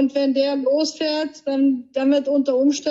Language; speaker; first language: German; native; German